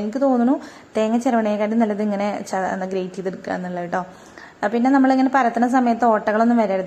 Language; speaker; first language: Malayalam; native; Malayalam